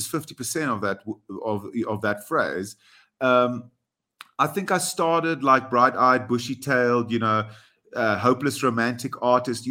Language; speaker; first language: English; non-native, local second language; Afrikaans